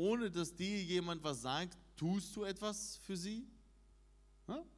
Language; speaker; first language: German; non-native, fluent; Russian